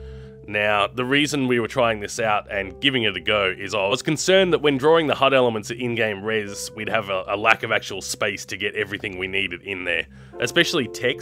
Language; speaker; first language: English; native; English